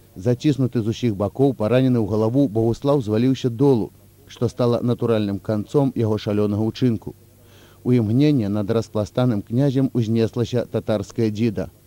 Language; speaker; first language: Belarusian; native; Belarusian